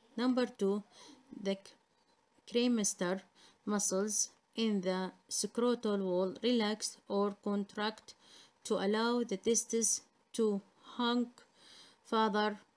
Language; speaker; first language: English; non-native, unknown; Arabic